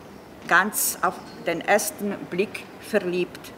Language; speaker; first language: German; non-native, fluent; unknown